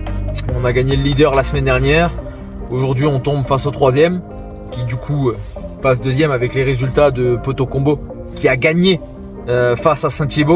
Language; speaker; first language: French; native; French